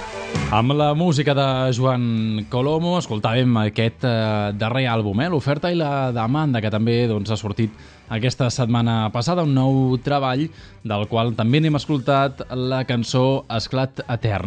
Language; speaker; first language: Catalan; native; Catalan